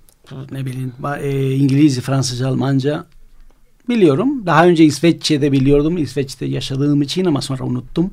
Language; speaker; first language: Turkish; non-native, fluent; Spanish